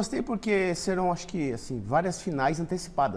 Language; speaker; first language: Portuguese; native; Portuguese